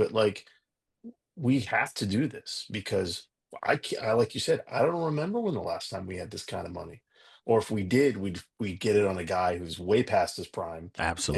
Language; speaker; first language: English; native; English